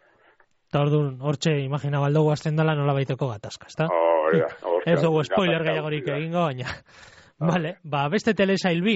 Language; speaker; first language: Basque; native; Basque